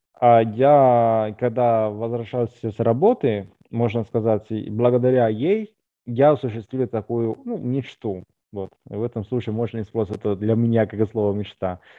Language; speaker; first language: Russian; non-native, fluent; Italian